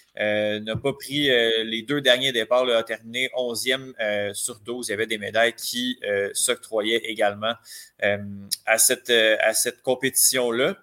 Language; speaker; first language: French; native; French